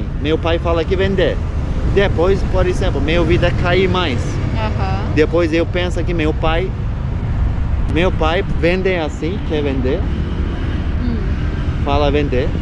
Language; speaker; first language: Portuguese; non-native, learner; Turkish